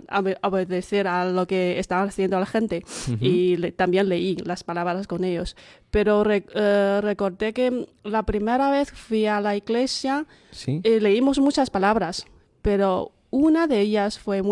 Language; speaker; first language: Spanish; non-native, fluent; Chinese